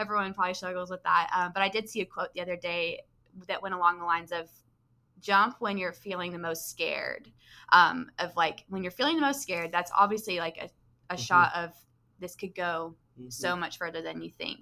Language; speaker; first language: English; native; English